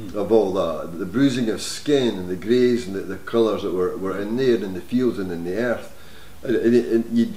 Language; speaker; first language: English; native; English